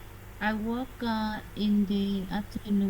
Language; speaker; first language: English; non-native, learner; Vietnamese